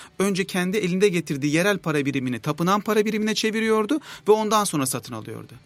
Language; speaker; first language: Turkish; native; Turkish